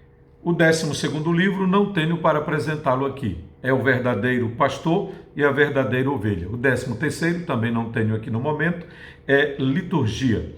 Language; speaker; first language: Portuguese; native; Portuguese